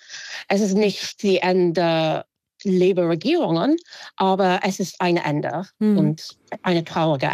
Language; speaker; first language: German; non-native, fluent; English